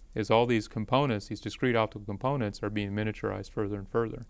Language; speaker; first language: English; native; English